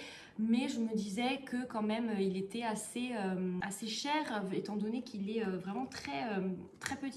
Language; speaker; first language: French; native; French